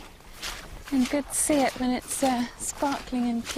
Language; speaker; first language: English; native; English